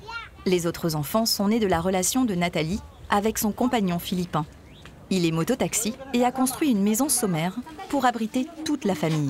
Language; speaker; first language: French; native; French